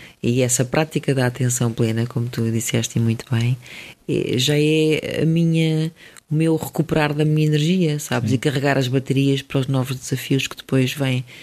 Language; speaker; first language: Portuguese; early bilingual, other home language; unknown